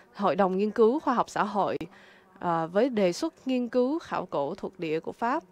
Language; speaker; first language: Vietnamese; non-native, fluent; French